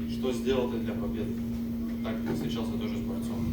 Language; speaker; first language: Russian; native; Russian